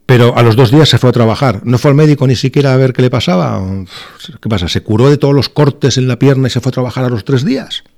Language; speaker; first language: Spanish; native; Spanish